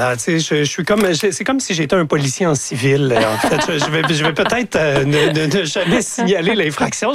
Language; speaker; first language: French; native; French